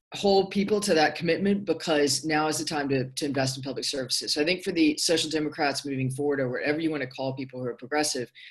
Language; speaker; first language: English; native; English